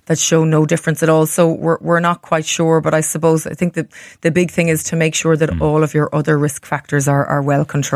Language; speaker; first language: English; native; English